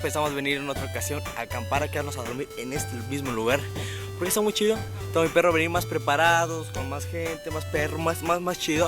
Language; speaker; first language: Spanish; native; Spanish